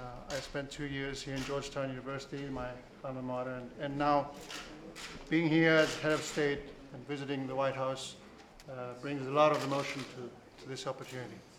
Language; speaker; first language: English; non-native, fluent; Spanish